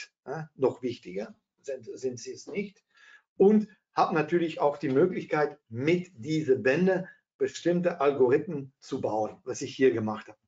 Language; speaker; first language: German; non-native, fluent; Dutch